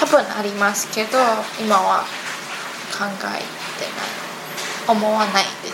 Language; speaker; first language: Japanese; non-native, learner; Chinese